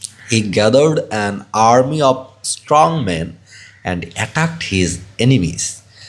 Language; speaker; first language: English; non-native, local second language; Bangla